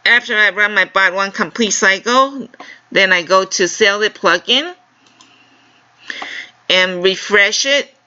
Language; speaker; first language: English; non-native, fluent; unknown